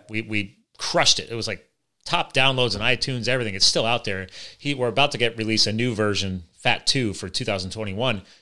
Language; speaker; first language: English; native; English